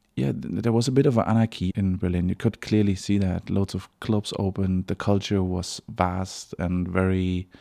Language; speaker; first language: English; non-native, fluent; German